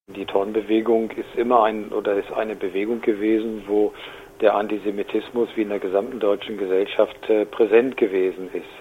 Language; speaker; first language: German; native; German